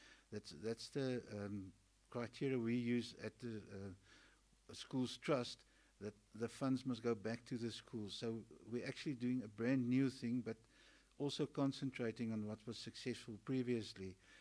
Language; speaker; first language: English; non-native, local second language; Afrikaans